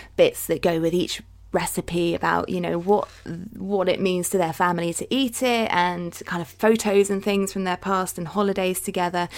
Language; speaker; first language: English; native; English